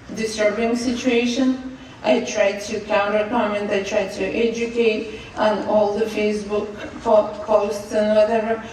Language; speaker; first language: English; non-native, fluent; Russian